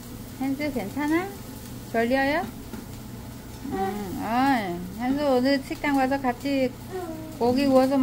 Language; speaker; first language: Korean; non-native, learner; Vietnamese